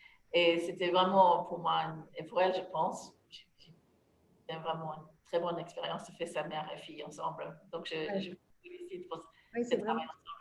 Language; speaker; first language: French; non-native, fluent; English